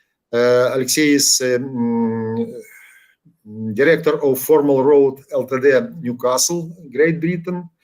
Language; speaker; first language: English; non-native, learner; Ukrainian